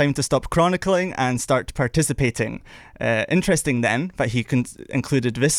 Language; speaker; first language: English; native; English